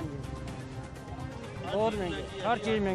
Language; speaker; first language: Hindi; non-native, local second language; Punjabi